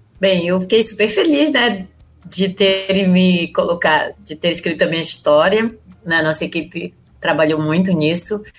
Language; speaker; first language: Portuguese; native; Portuguese